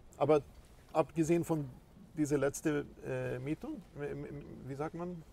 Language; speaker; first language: German; non-native, fluent; Swedish